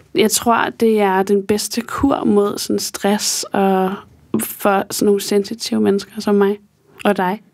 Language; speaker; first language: Danish; native; Danish